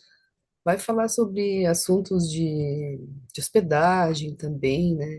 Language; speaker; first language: Portuguese; native; Portuguese